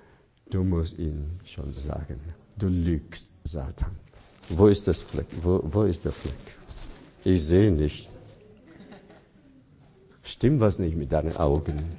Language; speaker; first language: German; non-native, fluent; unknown